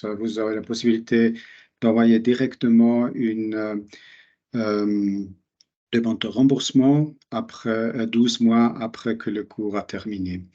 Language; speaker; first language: French; non-native, local second language; German